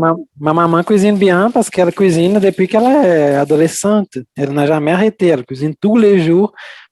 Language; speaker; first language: French; non-native, fluent; Portuguese